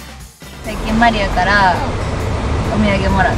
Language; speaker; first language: Japanese; native; Japanese